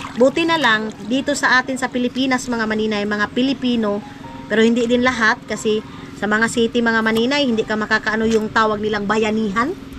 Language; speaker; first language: Filipino; non-native, local second language; Cebuano